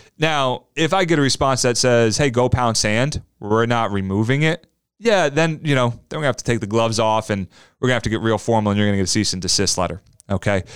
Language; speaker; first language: English; native; English